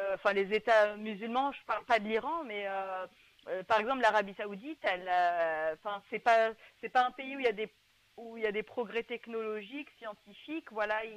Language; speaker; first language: French; native; French